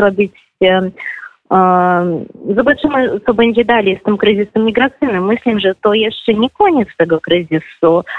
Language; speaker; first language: Polish; non-native, fluent; Belarusian